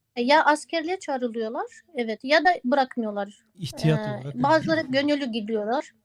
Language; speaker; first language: Turkish; non-native, fluent; Ukrainian